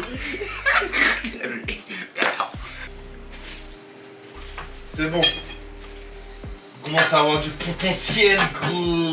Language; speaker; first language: French; native; French